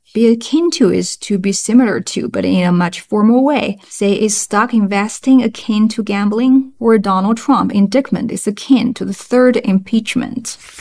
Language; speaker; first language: English; non-native, fluent; Chinese